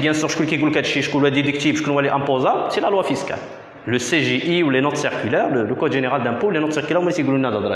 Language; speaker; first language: French; non-native, local second language; Arabic